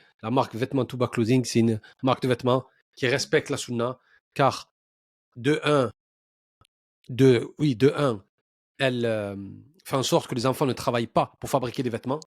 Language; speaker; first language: French; native; French